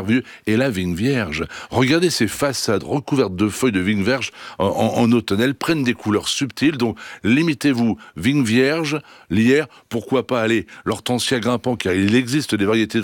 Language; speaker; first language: French; native; French